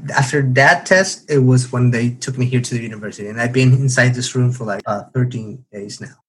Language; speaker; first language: English; non-native, fluent; Spanish